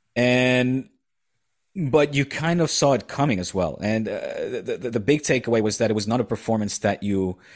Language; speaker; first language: English; non-native, fluent; Dutch